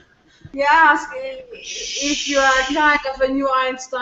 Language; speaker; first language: English; non-native, learner; French